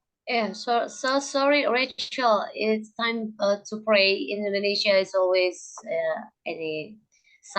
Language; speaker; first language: English; non-native, learner; Indonesian